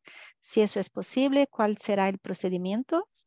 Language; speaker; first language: Spanish; non-native, fluent; Portuguese